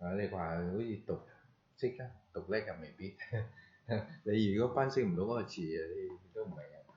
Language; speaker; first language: Cantonese; early bilingual, heritage; Cantonese